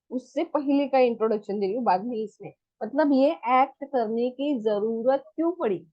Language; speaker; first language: Hindi; non-native, local second language; Marathi